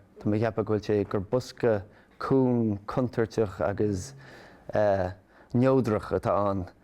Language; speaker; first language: Irish; native; Irish